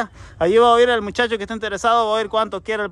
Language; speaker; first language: Spanish; native; Spanish